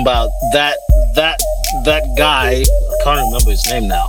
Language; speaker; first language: English; non-native, local second language; Shona